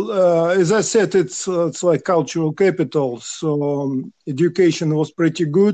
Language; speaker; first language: English; non-native, fluent; Russian